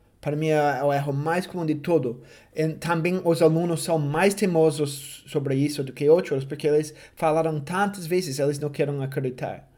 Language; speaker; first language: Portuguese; non-native, fluent; English